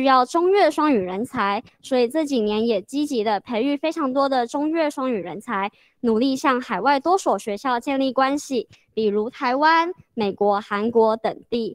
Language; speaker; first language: Chinese; native; Chinese